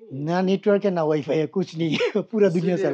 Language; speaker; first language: Hindi; non-native, fluent; Bangla